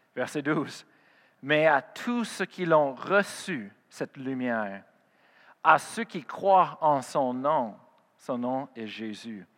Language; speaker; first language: French; non-native, fluent; English